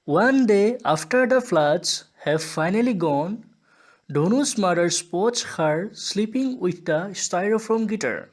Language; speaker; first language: English; non-native, local second language; Assamese